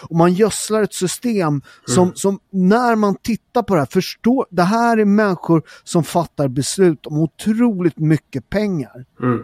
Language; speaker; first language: Swedish; early bilingual, other home language; Italian